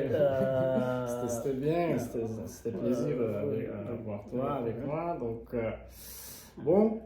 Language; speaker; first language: French; non-native, learner; Kazakh